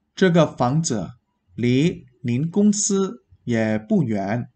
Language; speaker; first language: Chinese; non-native, fluent; Vietnamese